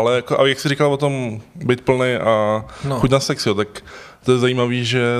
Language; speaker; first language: Czech; native; Czech